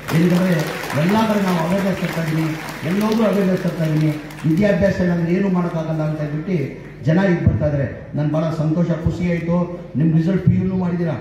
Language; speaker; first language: Kannada; non-native, local second language; Urdu